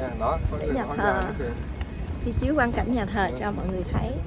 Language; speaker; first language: Vietnamese; native; Vietnamese